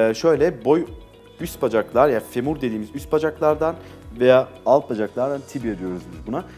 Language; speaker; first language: Turkish; early bilingual, heritage; Turkish